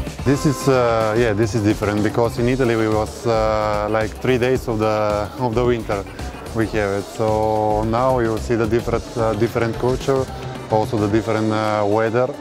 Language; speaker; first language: English; non-native, learner; Bulgarian